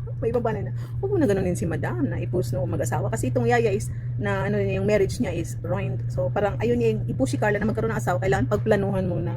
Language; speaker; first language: Filipino; non-native, local second language; Cebuano